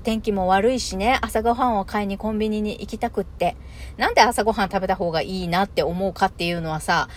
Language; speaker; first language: Japanese; native; Japanese